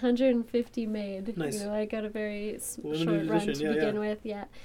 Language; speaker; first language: English; native; English